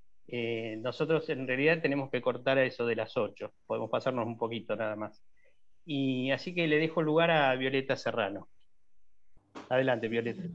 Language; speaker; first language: Spanish; native; Spanish